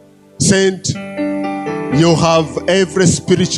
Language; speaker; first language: English; non-native, local second language; Nyanja